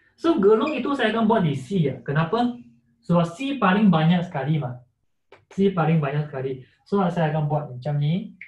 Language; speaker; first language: Malay; non-native, local second language; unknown